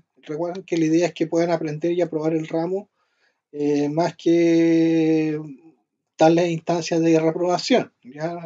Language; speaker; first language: Spanish; native; Spanish